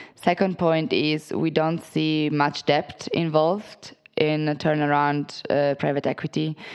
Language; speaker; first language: English; non-native, fluent; Italian